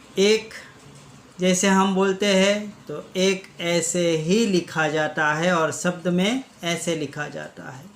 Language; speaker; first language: Hindi; non-native, local second language; Gujarati